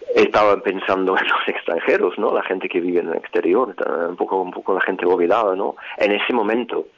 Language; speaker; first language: Spanish; non-native, fluent; English